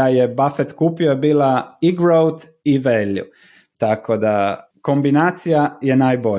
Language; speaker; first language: Slovenian; non-native, learner; Croatian